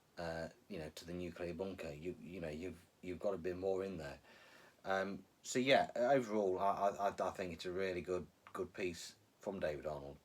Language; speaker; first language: English; native; English